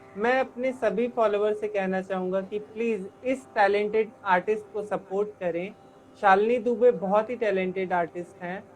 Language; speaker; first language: Hindi; native; Hindi